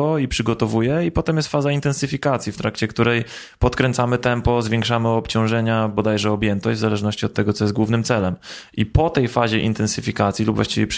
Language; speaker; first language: Polish; native; Polish